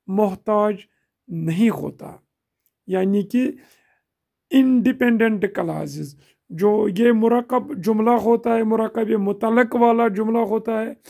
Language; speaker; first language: Urdu; non-native, local second language; Kashmiri